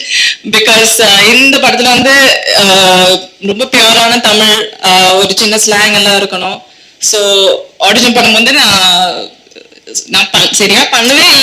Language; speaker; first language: Tamil; non-native, learner; Malayalam